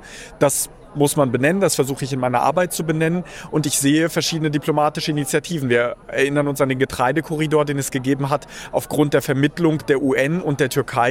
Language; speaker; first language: German; early bilingual, other home language; Russian